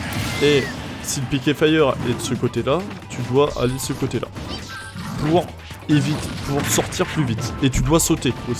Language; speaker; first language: French; native; French